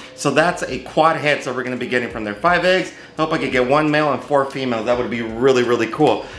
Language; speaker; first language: English; early bilingual, other home language; Spanish